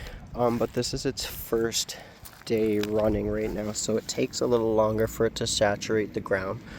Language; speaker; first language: English; native; English